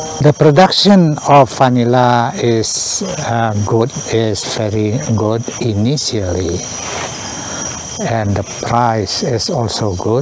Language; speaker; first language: English; non-native, learner; Indonesian